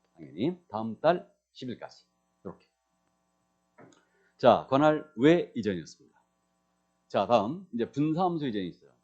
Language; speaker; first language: Korean; native; Korean